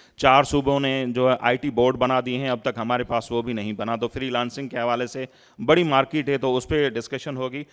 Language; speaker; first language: Urdu; non-native, local second language; Sindhi